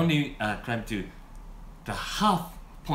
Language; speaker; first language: English; non-native, learner; Japanese